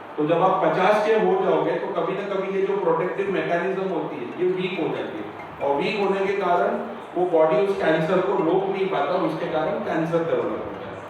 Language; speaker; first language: Hindi; non-native, local second language; Marathi